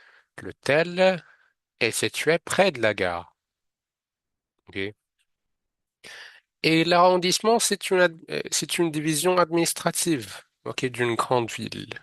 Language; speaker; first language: French; non-native, fluent; Arabic